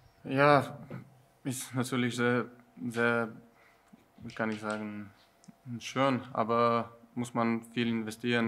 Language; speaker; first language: German; non-native, learner; Slovenian